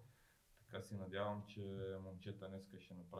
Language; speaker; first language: Bulgarian; non-native, fluent; Romanian